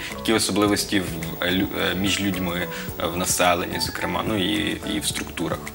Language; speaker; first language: Ukrainian; native; Ukrainian